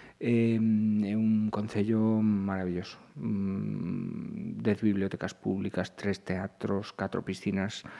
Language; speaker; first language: Galician; native; Galician